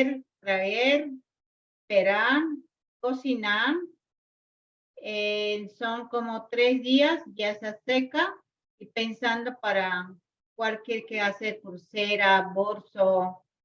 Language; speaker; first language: Spanish; non-native, local second language; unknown